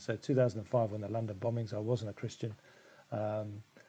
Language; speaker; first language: English; native; English